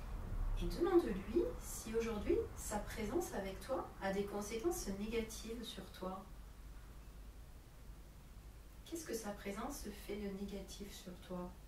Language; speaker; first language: French; native; French